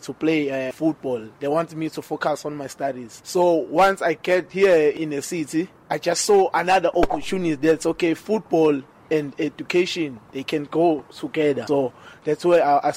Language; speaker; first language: English; non-native, local second language; Zulu